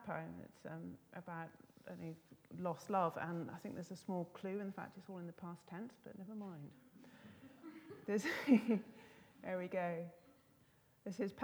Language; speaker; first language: English; native; English